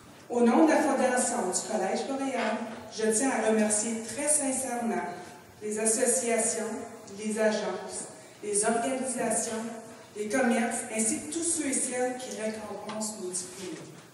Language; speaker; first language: French; native; French